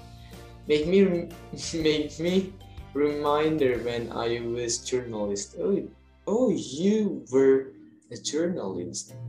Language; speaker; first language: English; non-native, learner; Indonesian